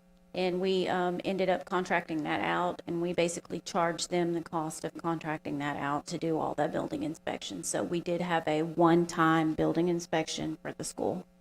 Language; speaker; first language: English; native; English